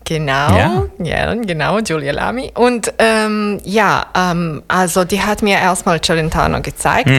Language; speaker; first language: German; non-native, fluent; Serbian